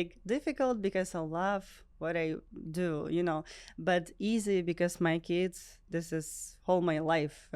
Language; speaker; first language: English; non-native, learner; Ukrainian